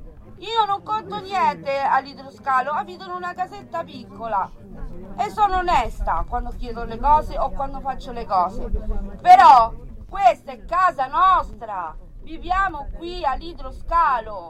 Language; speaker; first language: Italian; early bilingual, other home language; Spanish